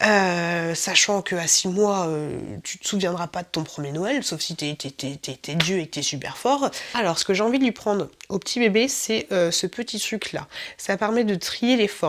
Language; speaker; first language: French; native; French